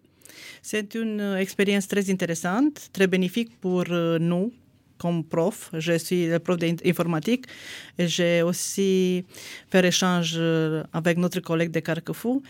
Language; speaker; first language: French; non-native, fluent; Romanian